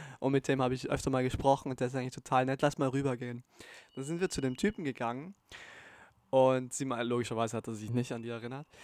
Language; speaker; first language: German; native; German